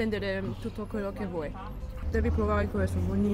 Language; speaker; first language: Italian; non-native, learner; Chinese